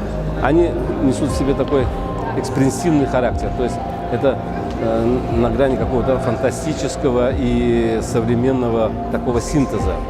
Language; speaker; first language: Russian; native; Russian